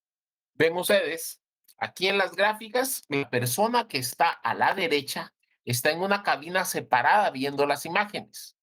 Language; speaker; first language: Spanish; native; Spanish